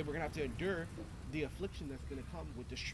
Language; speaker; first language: English; native; English